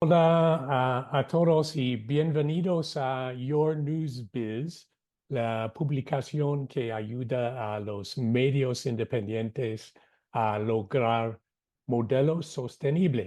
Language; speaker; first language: Spanish; non-native, fluent; English